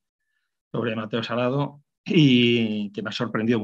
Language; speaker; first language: Spanish; native; Spanish